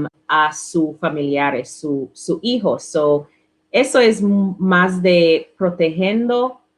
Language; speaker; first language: Spanish; non-native, learner; English